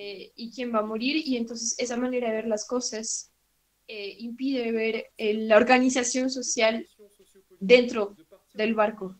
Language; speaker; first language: Spanish; non-native, fluent; French